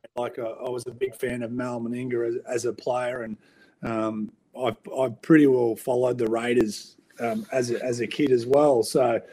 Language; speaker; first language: English; native; English